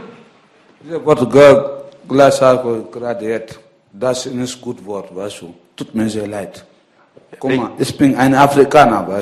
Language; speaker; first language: German; non-native, learner; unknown